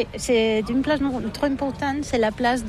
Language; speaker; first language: French; non-native, learner; Catalan